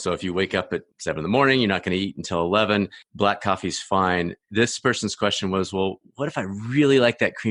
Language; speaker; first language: English; native; English